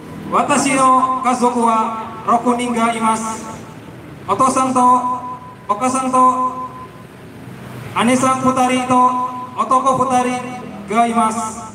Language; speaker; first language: Japanese; non-native, learner; Indonesian